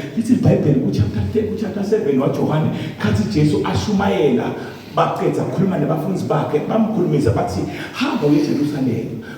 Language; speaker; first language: Zulu; non-native, local second language; Swati